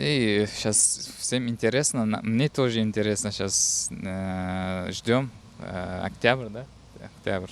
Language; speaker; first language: Russian; non-native, fluent; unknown